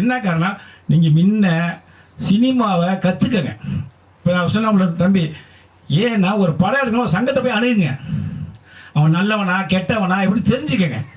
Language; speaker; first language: Tamil; native; Tamil